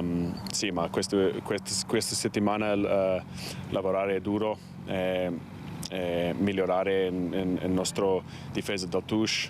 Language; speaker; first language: Italian; non-native, learner; English